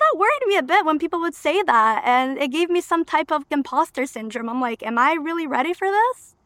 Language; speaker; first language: English; early bilingual, other home language; Albanian